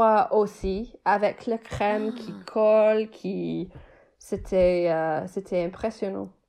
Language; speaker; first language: French; non-native, fluent; English